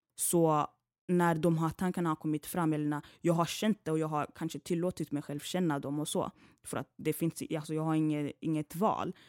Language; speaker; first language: Swedish; early bilingual, other home language; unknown